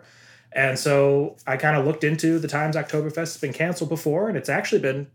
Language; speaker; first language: English; native; English